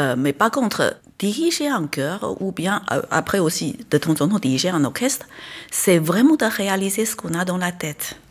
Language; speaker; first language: French; non-native, fluent; Chinese